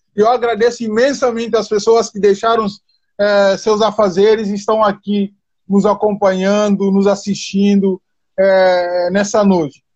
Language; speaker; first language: Portuguese; non-native, local second language; Upper Guinea Crioulo